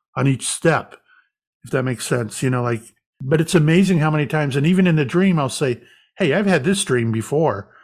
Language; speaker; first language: English; native; English